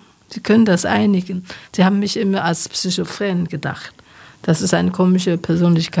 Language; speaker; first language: German; non-native, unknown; Chinese